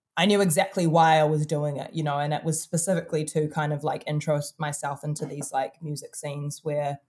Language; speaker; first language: English; native; English